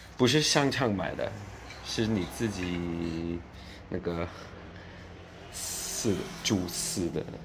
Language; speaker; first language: Chinese; non-native, learner; English